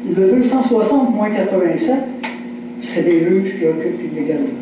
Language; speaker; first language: French; native; French